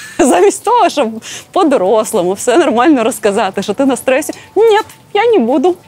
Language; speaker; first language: Ukrainian; non-native, local second language; Russian